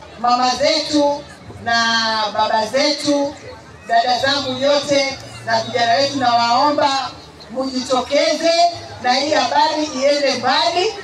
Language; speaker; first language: Swahili; non-native, local second language; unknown